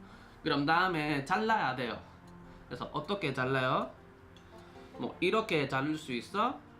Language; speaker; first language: Korean; non-native, fluent; Spanish